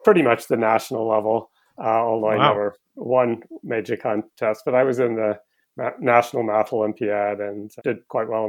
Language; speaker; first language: English; native; English